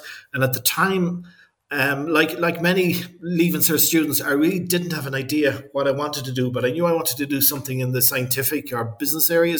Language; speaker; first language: English; native; English